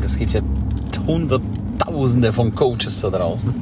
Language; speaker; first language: German; native; German